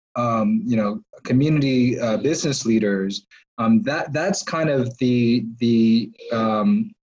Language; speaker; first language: English; native; English